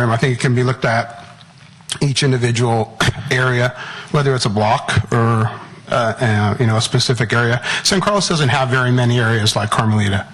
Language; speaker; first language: English; native; English